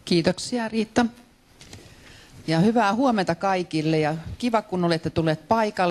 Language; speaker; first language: Finnish; native; Finnish